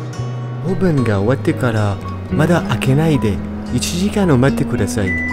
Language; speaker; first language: Japanese; non-native, learner; French